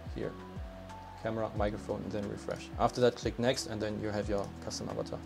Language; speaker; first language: English; non-native, fluent; German